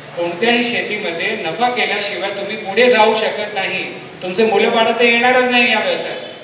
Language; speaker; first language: Marathi; non-native, local second language; Hindi